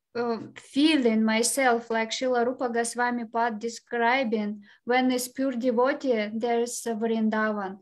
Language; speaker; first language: English; non-native, fluent; Russian